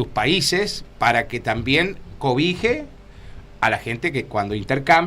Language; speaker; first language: Spanish; native; Spanish